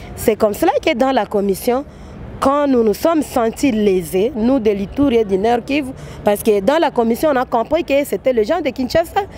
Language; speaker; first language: French; non-native, local second language; Swahili